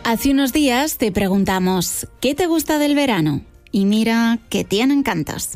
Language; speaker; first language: Spanish; native; Spanish